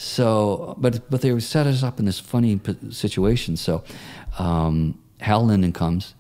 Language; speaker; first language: English; native; English